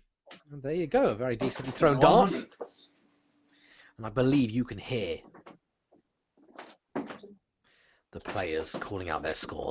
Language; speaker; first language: English; native; English